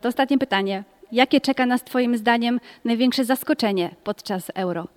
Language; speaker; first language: Polish; native; Polish